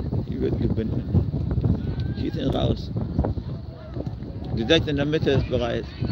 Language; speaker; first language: German; non-native, fluent; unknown